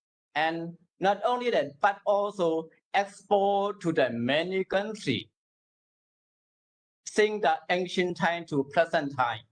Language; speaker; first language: English; non-native, learner; Burmese